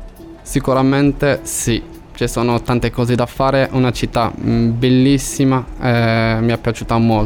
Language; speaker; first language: Italian; non-native, learner; Arabic